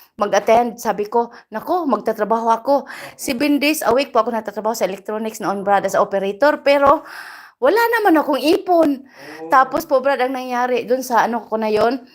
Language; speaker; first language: Filipino; native; Filipino